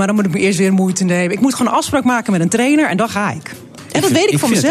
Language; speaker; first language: Dutch; native; Dutch